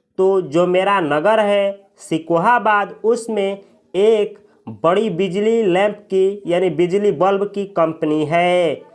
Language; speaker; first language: Hindi; native; Hindi